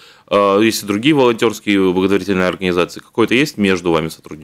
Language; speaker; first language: Russian; native; Russian